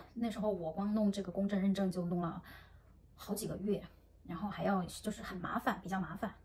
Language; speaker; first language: Chinese; native; Chinese